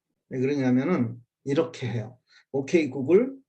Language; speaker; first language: Korean; native; Korean